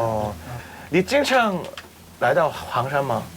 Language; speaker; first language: Chinese; non-native, learner; Korean